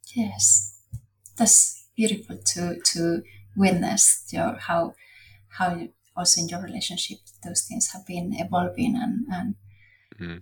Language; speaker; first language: English; non-native, fluent; Spanish